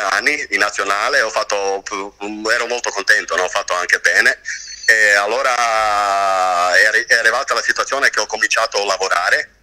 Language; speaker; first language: Italian; non-native, fluent; Croatian